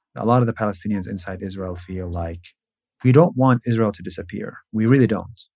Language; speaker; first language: English; non-native, fluent; Hebrew